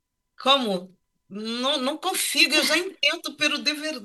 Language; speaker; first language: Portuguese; non-native, learner; Spanish